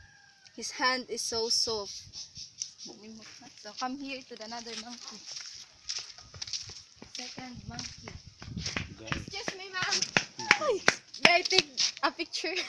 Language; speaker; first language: English; non-native, learner; Cebuano